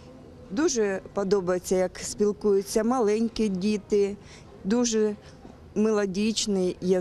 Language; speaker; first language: Ukrainian; non-native, local second language; Russian